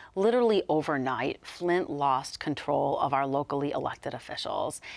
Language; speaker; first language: English; native; English